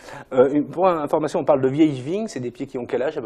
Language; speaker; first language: French; native; French